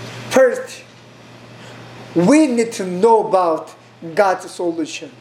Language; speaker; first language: English; non-native, learner; Korean